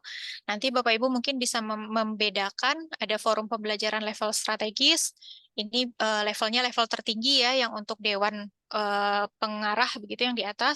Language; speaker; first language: Indonesian; native; Indonesian